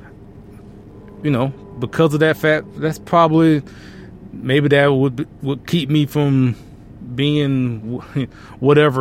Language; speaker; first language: English; native; English